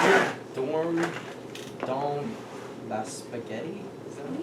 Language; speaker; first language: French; non-native, learner; English